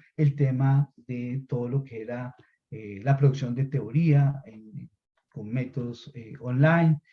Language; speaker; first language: Spanish; native; Spanish